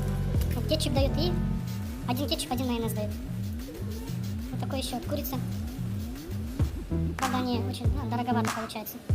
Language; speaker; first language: Russian; non-native, local second language; Kyrgyz